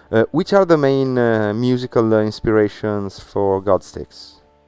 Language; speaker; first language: English; non-native, fluent; Italian